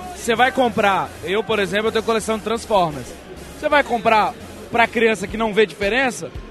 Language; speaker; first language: Portuguese; native; Portuguese